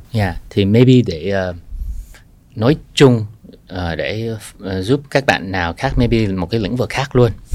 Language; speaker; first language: Vietnamese; early bilingual, heritage; Vietnamese